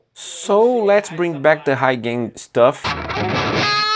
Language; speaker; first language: English; non-native, fluent; Portuguese